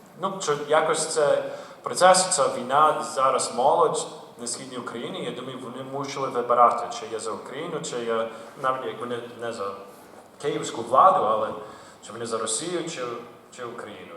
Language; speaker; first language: Ukrainian; early bilingual, heritage; Ukrainian